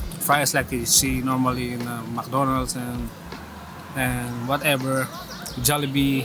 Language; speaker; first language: English; non-native, local second language; Filipino